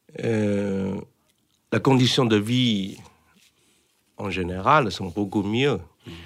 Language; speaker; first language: French; non-native, fluent; Chinese